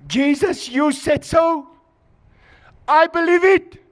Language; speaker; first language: English; non-native, local second language; Afrikaans